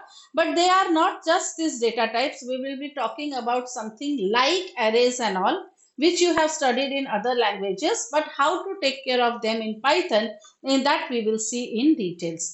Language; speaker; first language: English; non-native, local second language; Hindi